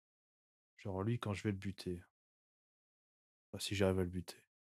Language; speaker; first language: French; native; French